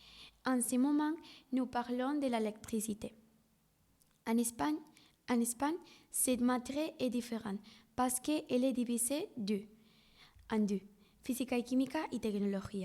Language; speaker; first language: French; non-native, fluent; Spanish